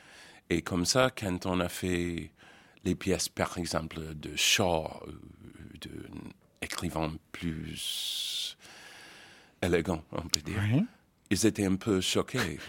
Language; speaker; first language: French; non-native, fluent; English